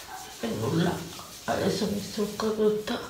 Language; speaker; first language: Italian; native; Italian